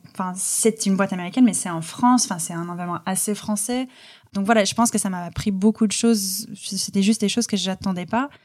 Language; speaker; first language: French; non-native, fluent; English